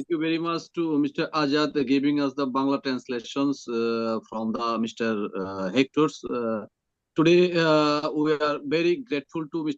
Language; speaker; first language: English; non-native, learner; Bangla